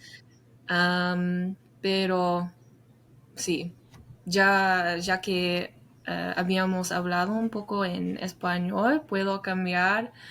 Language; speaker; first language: Spanish; non-native, fluent; English